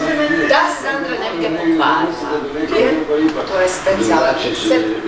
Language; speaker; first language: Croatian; early bilingual, heritage; Croatian